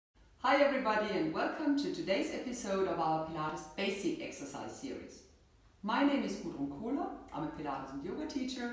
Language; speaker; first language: English; non-native, fluent; German